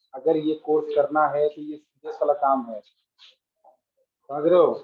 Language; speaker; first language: Hindi; non-native, local second language; Marathi